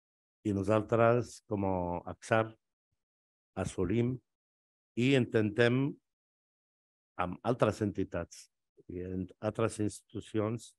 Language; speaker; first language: Catalan; non-native, fluent; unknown